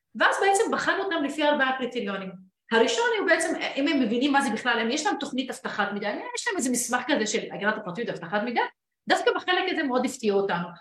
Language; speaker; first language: Hebrew; non-native, local second language; Arabic